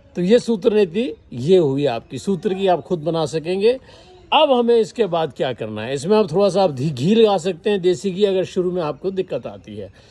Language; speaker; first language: Hindi; non-native, local second language; Punjabi